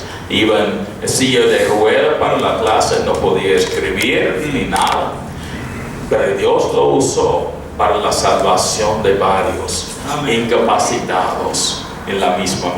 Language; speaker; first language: Spanish; non-native, fluent; English